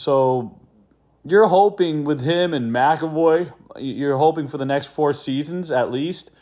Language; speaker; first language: English; native; English